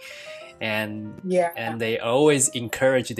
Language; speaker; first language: English; non-native, fluent; Chinese